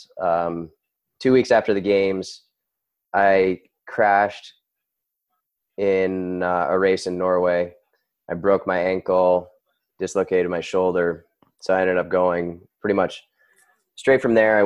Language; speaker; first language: English; native; English